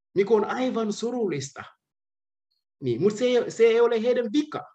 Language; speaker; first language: Finnish; non-native, fluent; Wolof